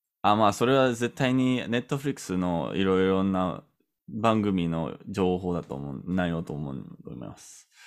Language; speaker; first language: Japanese; non-native, fluent; English